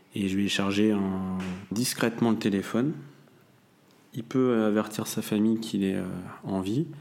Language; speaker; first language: French; native; French